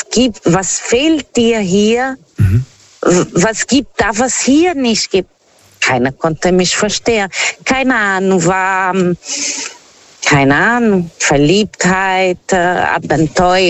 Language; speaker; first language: German; non-native, learner; Portuguese